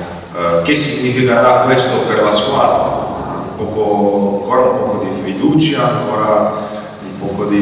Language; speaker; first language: Italian; non-native, fluent; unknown